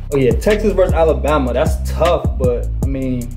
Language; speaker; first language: English; native; English